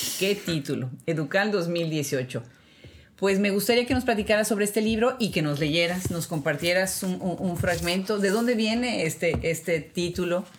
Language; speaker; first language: Spanish; native; Spanish